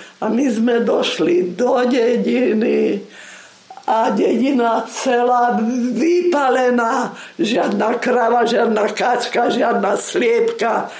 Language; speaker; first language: Slovak; non-native, local second language; Rusyn